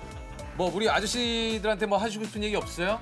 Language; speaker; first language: Korean; native; Korean